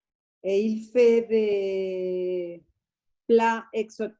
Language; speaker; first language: French; non-native, learner; Spanish